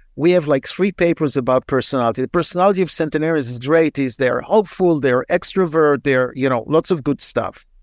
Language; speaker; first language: English; non-native, fluent; Hebrew